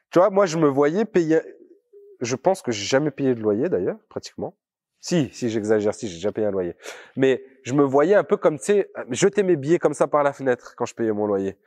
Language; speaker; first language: French; native; French